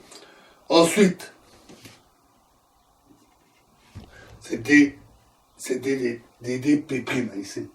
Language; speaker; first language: French; native; French